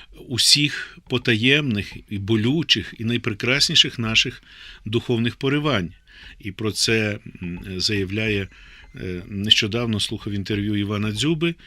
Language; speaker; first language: Ukrainian; native; Ukrainian